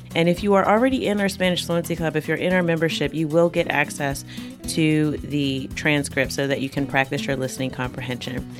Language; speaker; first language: English; native; English